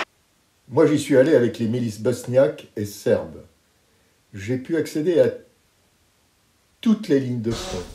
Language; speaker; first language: French; native; French